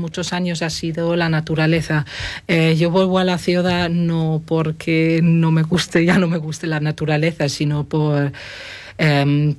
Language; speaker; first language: Spanish; non-native, fluent; German